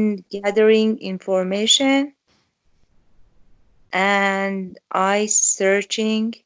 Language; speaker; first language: English; non-native, learner; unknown